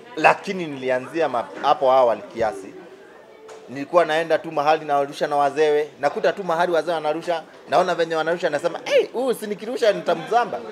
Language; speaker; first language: Swahili; non-native, local second language; Kikuyu